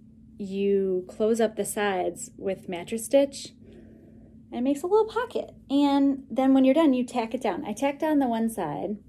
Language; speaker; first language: English; native; English